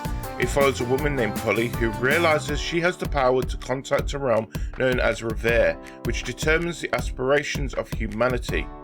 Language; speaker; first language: English; native; English